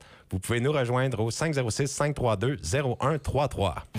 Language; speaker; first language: French; native; French